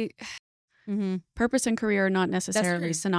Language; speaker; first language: English; native; English